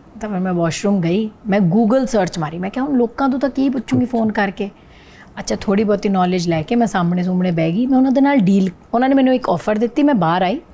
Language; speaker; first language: Punjabi; non-native, local second language; Hindi